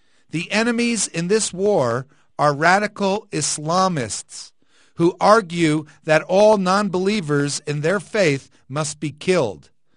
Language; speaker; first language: English; native; English